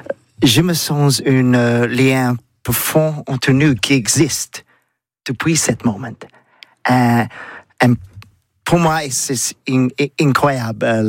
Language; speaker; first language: French; non-native, learner; English